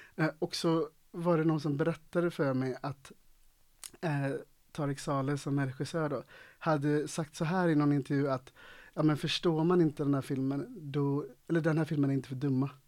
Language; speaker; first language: Swedish; native; Swedish